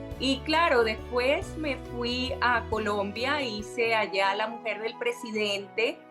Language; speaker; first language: Spanish; native; Spanish